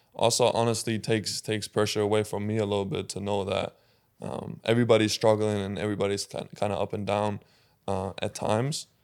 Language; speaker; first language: English; non-native, fluent; German